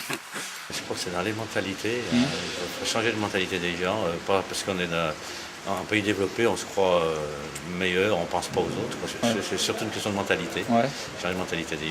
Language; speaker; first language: French; native; French